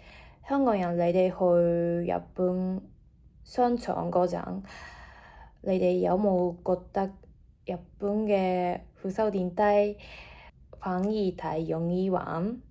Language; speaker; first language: Cantonese; non-native, fluent; Japanese